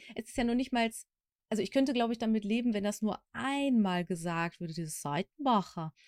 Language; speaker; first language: German; native; German